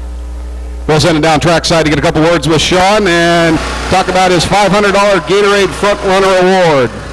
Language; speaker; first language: English; native; English